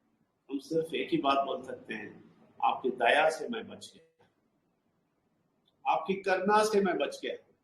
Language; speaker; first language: Hindi; non-native, local second language; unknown